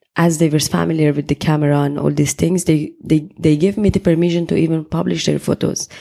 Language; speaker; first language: English; non-native, fluent; Persian